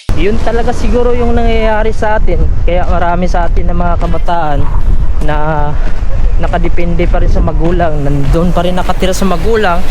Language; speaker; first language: Filipino; native; Filipino